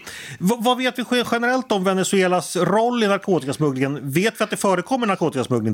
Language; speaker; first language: Swedish; native; Swedish